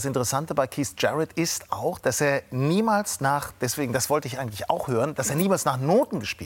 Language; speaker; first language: German; native; German